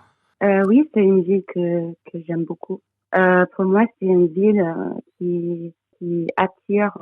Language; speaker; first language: French; non-native, fluent; English